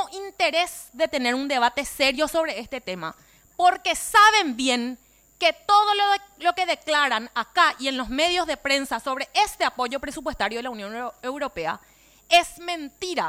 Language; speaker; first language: Spanish; native; Spanish